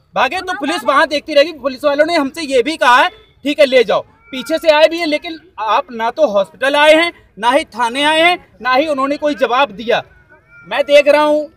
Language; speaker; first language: Hindi; native; Hindi